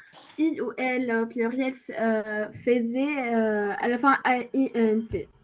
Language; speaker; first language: French; non-native, learner; Arabic